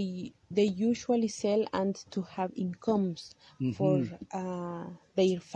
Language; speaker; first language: English; non-native, local second language; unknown